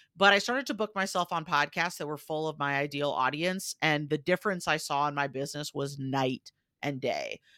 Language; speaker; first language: English; native; English